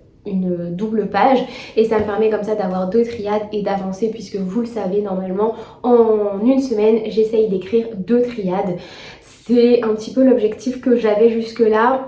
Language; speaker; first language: French; native; French